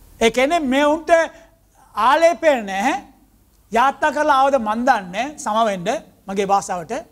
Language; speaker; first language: Sinhala; non-native, local second language; Tamil